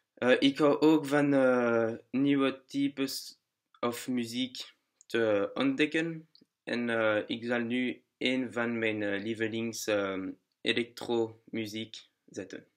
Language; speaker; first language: Dutch; non-native, learner; French